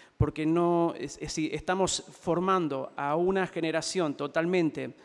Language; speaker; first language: Spanish; native; Spanish